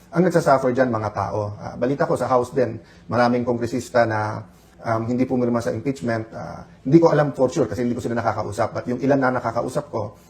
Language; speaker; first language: Filipino; native; Filipino